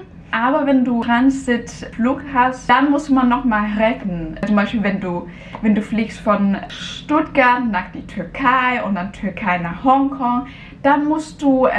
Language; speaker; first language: German; non-native, fluent; Cantonese